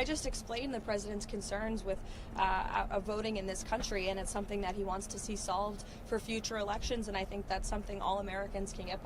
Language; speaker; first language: English; native; English